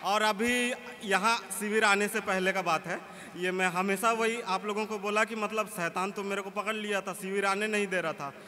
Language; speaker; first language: Hindi; native; Hindi